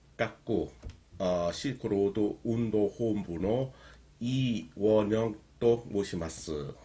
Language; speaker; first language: Japanese; non-native, learner; Korean